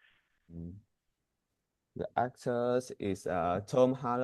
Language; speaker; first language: English; non-native, learner; Vietnamese